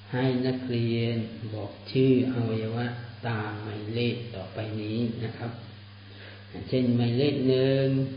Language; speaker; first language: Thai; non-native, local second language; Malay